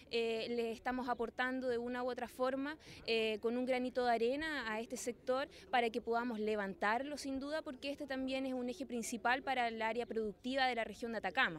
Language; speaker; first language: Spanish; native; Spanish